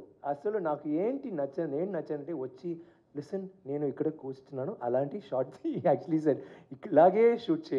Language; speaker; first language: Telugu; non-native, learner; Tamil